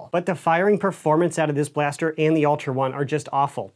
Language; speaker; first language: English; native; English